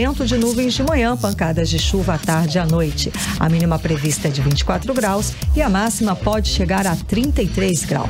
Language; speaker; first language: Portuguese; native; Portuguese